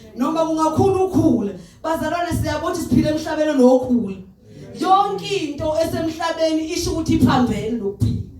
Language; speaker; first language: Zulu; native; Zulu